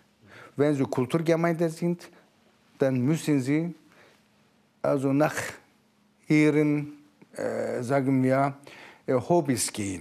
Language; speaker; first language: German; non-native, fluent; Turkish